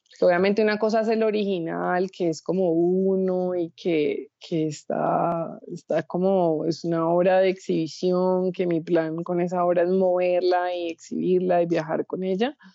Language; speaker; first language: Spanish; native; Spanish